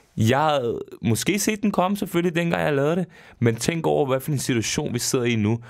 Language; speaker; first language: Danish; early bilingual, other home language; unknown